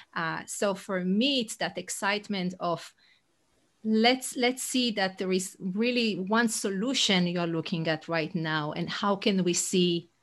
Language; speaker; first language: English; non-native, fluent; Hebrew